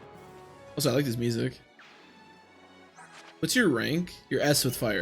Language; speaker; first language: English; native; English